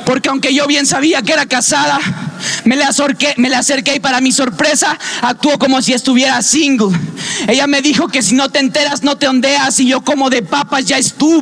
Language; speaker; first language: Spanish; native; Spanish